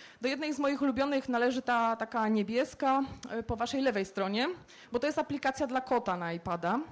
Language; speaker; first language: Polish; native; Polish